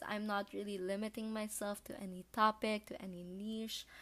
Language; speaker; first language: English; non-native, local second language; Filipino